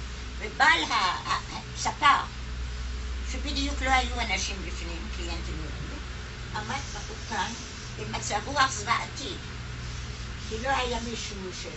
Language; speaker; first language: Hebrew; non-native, fluent; German